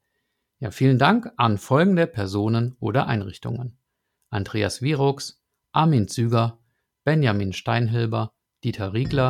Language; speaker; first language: German; native; German